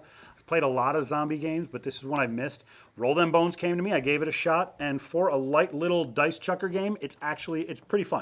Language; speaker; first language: English; native; English